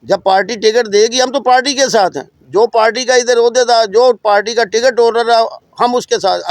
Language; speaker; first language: Urdu; non-native, local second language; Punjabi